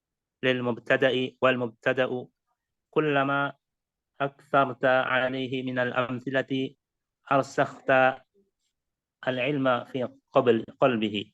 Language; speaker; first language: Arabic; non-native, learner; Indonesian